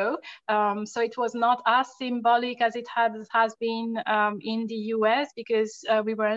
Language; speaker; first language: English; non-native, fluent; French